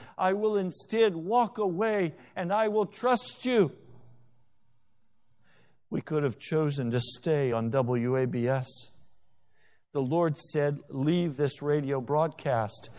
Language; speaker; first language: English; native; English